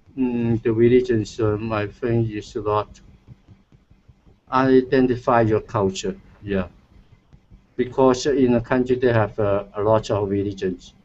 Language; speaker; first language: English; non-native, learner; Cantonese